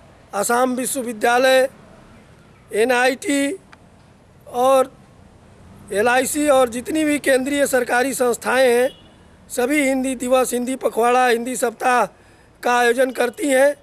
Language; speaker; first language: Hindi; native; Hindi